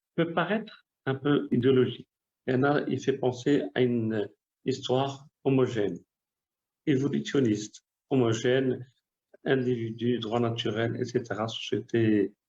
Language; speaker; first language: French; non-native, local second language; Arabic